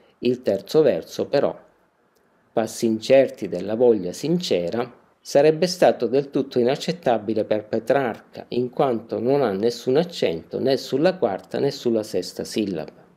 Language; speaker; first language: Italian; native; Italian